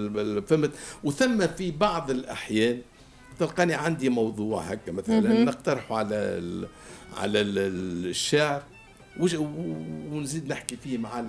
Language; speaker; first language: Arabic; native; Arabic